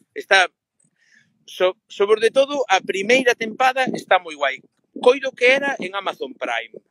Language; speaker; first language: Galician; native; Galician